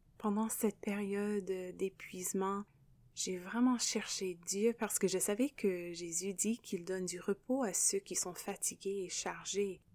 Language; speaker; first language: French; non-native, local second language; English